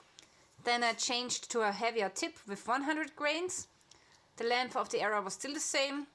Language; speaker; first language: English; non-native, fluent; German